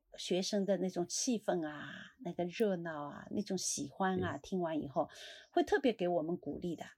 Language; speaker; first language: Chinese; native; Chinese